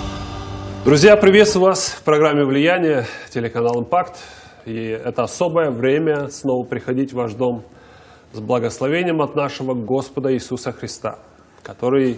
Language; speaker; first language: Russian; native; Russian